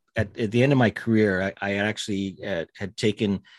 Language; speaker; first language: English; native; English